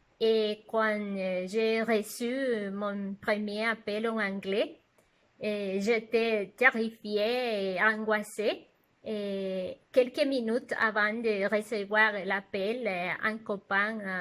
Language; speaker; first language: French; non-native, fluent; Spanish